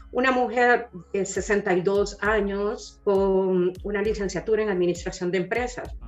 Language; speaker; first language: Spanish; native; Spanish